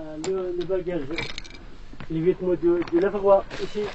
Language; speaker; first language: French; non-native, learner; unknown